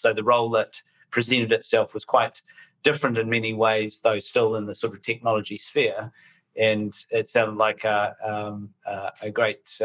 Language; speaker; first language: English; native; English